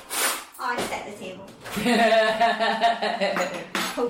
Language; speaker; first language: English; non-native, local second language; Malay